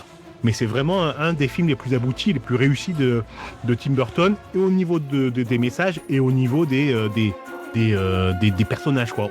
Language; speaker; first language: French; native; French